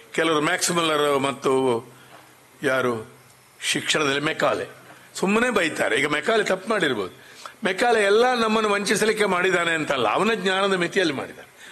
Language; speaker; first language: Kannada; non-native, local second language; Marathi